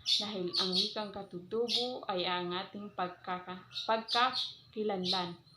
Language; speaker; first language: Filipino; non-native, local second language; Maranao